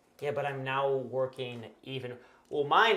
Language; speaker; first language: English; native; English